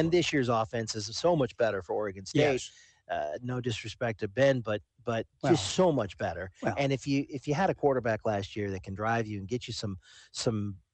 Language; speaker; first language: English; native; English